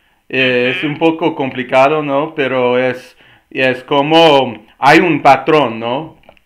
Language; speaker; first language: Spanish; non-native, fluent; English